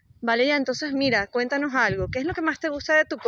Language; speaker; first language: Spanish; native; Spanish